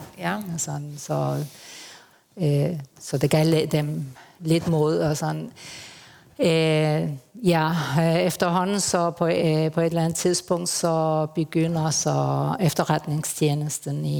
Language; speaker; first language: Danish; early bilingual, heritage; Spanish